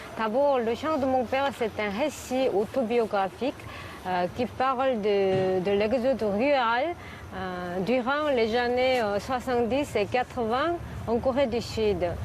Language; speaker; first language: French; non-native, fluent; Korean